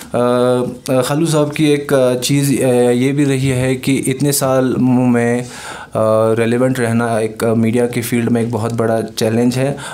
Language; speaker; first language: Hindi; non-native, local second language; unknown